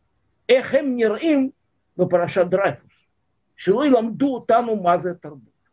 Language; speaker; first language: Hebrew; non-native, fluent; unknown